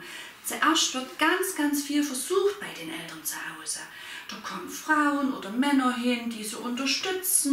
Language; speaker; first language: German; native; German